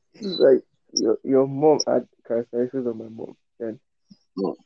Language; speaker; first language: English; non-native, local second language; Yoruba